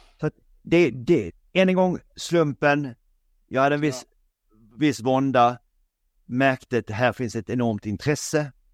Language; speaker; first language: Swedish; native; Swedish